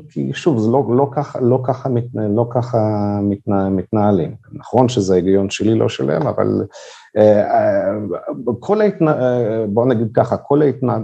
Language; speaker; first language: Hebrew; non-native, fluent; Russian